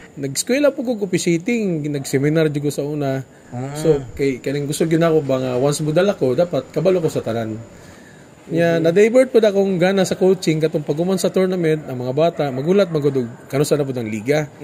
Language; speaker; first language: Cebuano; native; Cebuano